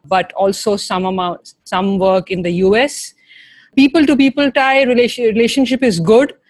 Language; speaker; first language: English; non-native, local second language; Hindi